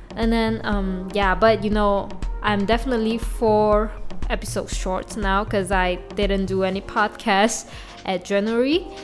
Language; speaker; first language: English; non-native, local second language; Chinese